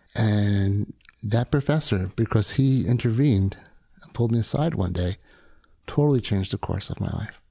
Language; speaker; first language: English; native; English